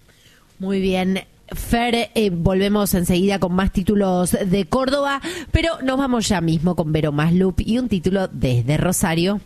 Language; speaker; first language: Spanish; native; Spanish